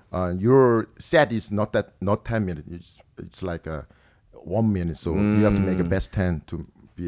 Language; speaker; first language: English; early bilingual, other home language; Korean